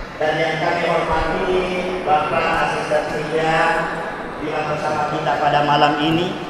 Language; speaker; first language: Indonesian; non-native, local second language; Buginese